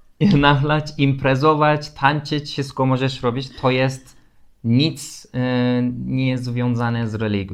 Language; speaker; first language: Polish; non-native, learner; Turkish